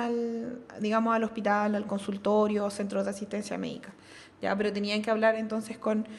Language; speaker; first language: Spanish; native; Spanish